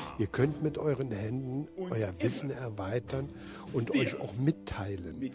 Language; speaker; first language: German; native; German